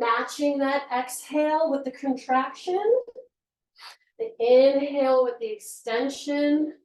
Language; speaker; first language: English; native; English